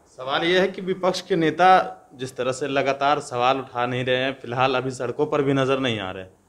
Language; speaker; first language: Hindi; native; Hindi